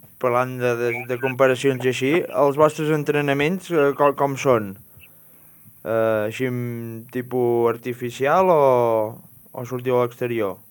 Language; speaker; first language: Catalan; native; Catalan